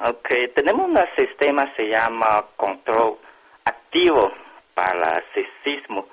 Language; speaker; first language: Spanish; non-native, learner; Chinese